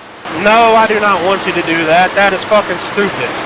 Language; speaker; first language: English; native; English